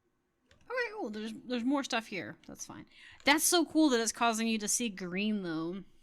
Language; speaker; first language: English; native; English